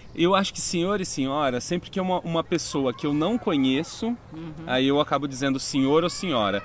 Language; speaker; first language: Portuguese; native; Portuguese